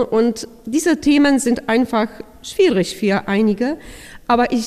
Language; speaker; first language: German; non-native, fluent; Polish